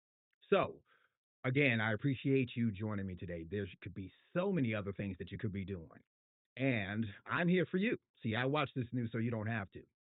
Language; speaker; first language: English; native; English